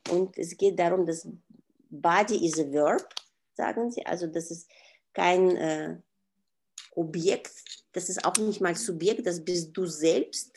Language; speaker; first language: German; non-native, fluent; Russian